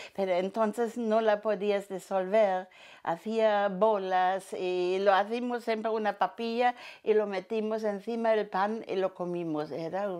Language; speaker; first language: Spanish; non-native, fluent; German